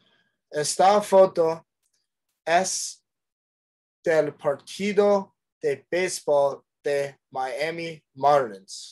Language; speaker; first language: Spanish; non-native, learner; English